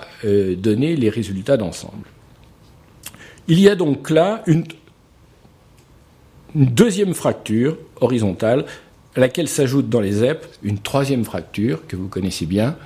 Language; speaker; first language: French; native; French